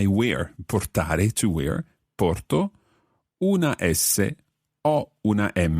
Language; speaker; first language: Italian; non-native, fluent; English